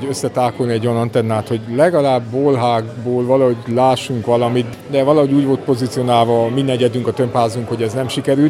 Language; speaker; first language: Hungarian; native; Hungarian